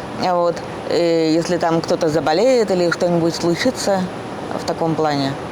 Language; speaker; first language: Russian; native; Russian